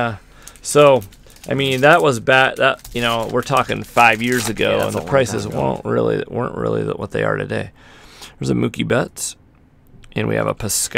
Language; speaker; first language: English; native; English